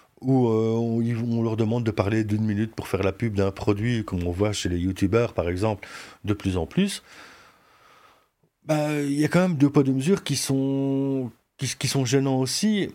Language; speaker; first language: French; native; French